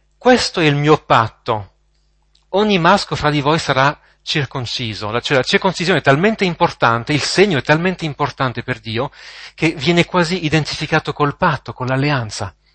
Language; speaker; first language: Italian; non-native, fluent; French